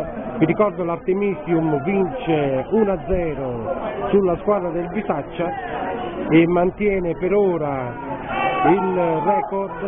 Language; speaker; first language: Italian; native; Italian